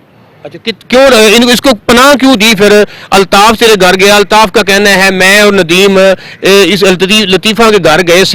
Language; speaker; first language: Hindi; non-native, local second language; Punjabi